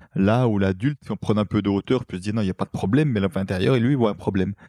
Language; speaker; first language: French; native; French